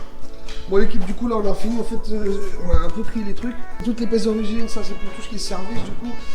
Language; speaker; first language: French; native; French